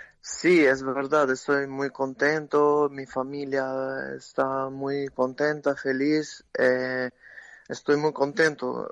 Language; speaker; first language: Spanish; non-native, learner; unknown